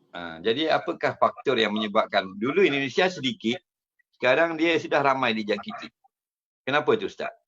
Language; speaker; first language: Malay; native; Malay